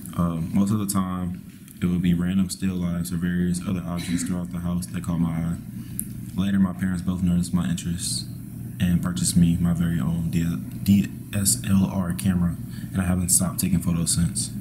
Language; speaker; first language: English; native; English